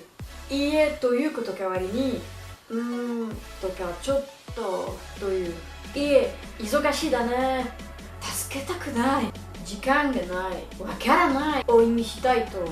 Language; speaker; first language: Japanese; non-native, learner; French